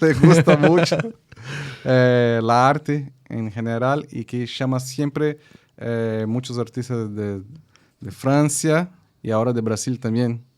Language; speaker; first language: Spanish; non-native, fluent; Portuguese